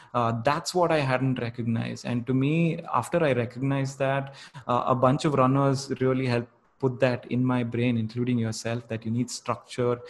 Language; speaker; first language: English; non-native, local second language; Kannada